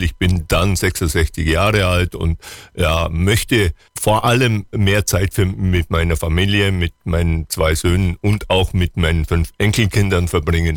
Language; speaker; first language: German; native; German